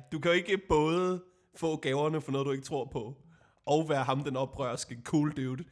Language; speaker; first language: Danish; native; Danish